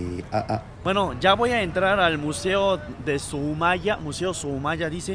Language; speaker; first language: Spanish; non-native, fluent; Korean